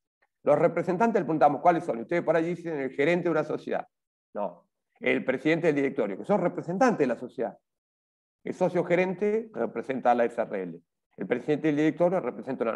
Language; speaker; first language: Spanish; native; Spanish